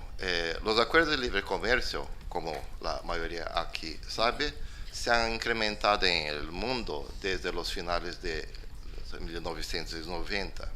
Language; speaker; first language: Spanish; non-native, fluent; Portuguese